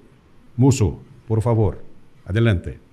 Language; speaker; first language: Spanish; non-native, fluent; Portuguese